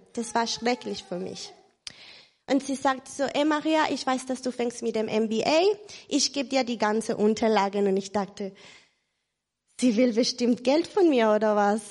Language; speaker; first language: German; non-native, fluent; Spanish